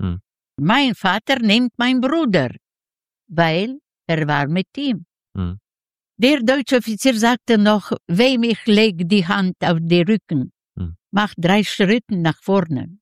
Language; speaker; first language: German; non-native, learner; Yiddish